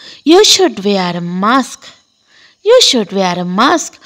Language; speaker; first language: English; non-native, local second language; Sinhala